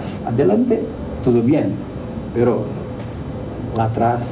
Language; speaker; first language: Spanish; non-native, fluent; Portuguese